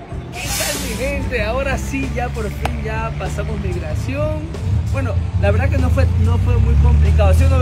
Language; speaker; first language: Spanish; native; Spanish